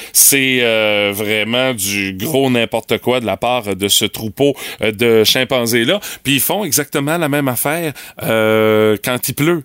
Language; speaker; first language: French; native; French